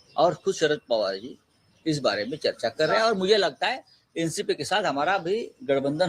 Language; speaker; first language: Hindi; non-native, local second language; Marathi